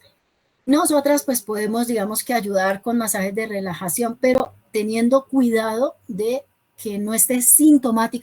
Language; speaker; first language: Spanish; native; Spanish